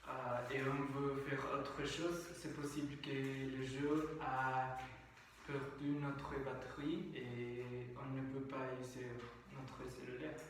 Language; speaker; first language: French; non-native, learner; Spanish